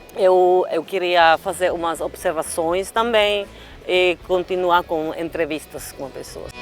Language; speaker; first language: Portuguese; non-native, learner; Finnish